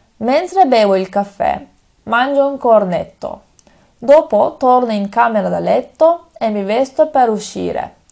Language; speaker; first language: Italian; non-native, fluent; Turkish